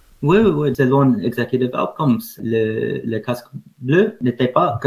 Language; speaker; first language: French; non-native, learner; English